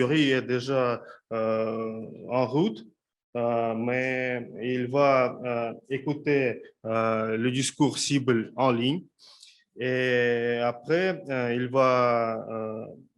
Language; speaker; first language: French; non-native, fluent; Russian